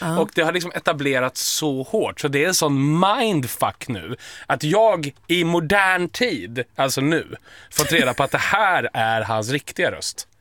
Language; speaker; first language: Swedish; native; Swedish